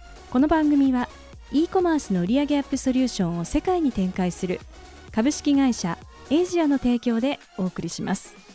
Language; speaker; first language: Japanese; native; Japanese